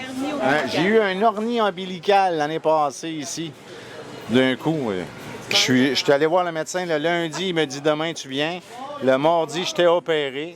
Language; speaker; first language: French; native; French